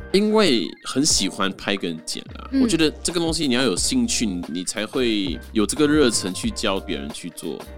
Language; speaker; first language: Chinese; non-native, local second language; Hakka Chinese